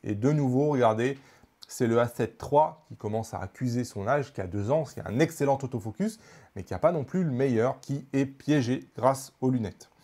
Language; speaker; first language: French; native; French